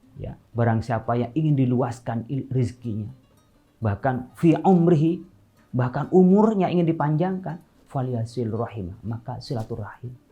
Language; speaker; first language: Indonesian; non-native, local second language; Madurese